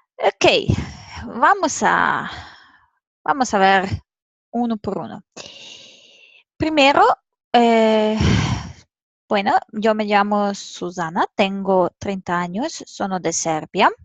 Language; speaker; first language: Spanish; non-native, fluent; Serbian